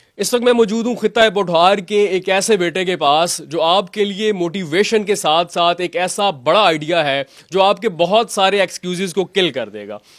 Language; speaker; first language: Urdu; non-native, local second language; Punjabi